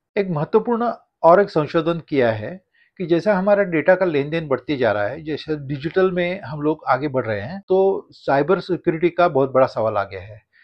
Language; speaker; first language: Hindi; non-native, local second language; Marathi